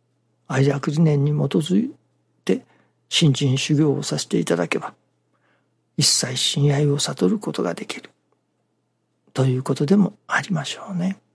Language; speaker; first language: Japanese; native; Japanese